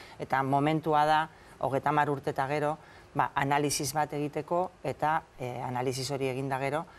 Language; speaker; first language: Basque; non-native, local second language; Spanish